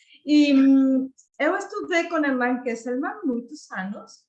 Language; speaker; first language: Portuguese; non-native, fluent; Spanish